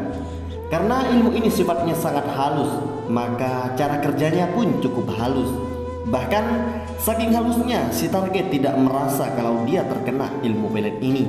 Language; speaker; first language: Indonesian; native; Indonesian